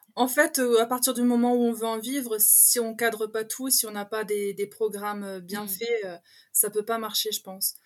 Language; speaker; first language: French; native; French